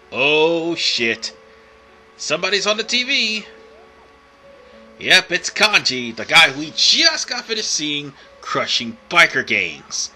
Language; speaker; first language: English; native; English